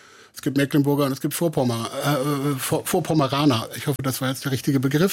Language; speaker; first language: German; native; German